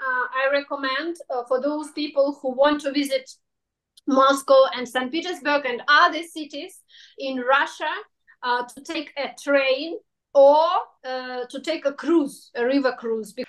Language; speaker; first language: English; non-native, fluent; Russian